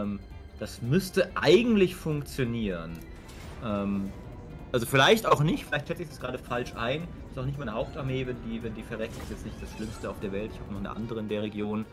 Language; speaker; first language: German; native; German